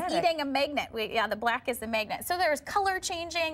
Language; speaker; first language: English; native; English